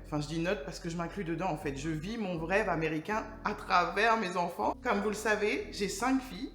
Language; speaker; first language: French; native; French